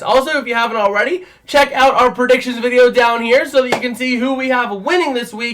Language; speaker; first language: English; native; English